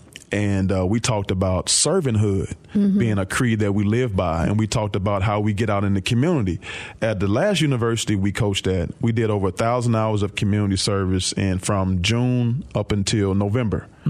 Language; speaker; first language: English; native; English